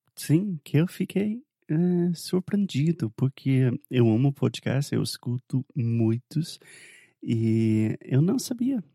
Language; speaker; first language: Portuguese; non-native, fluent; English